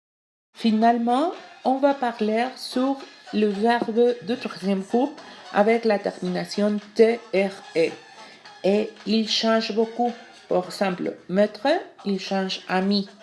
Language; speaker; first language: French; non-native, learner; Spanish